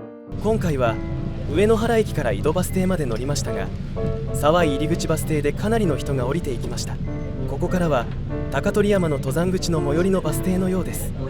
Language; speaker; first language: Japanese; native; Japanese